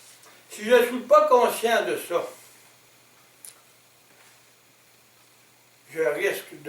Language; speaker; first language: French; native; French